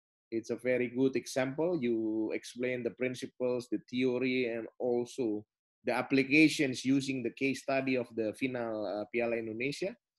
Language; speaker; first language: English; non-native, fluent; Indonesian